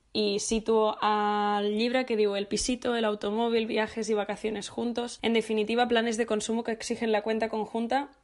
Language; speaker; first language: Spanish; non-native, local second language; Catalan